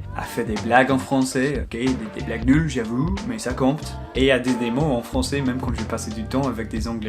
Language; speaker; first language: French; non-native, fluent; English